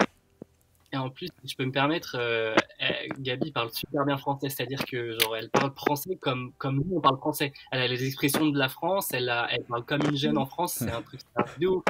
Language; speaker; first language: French; native; French